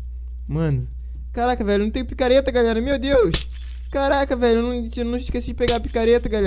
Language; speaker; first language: Portuguese; native; Portuguese